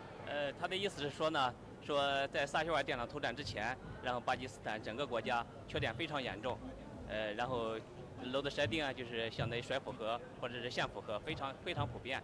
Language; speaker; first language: Chinese; native; Chinese